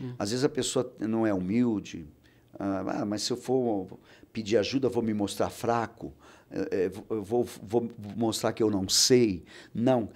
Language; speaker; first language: Portuguese; native; Portuguese